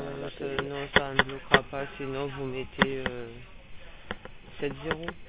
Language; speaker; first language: French; native; French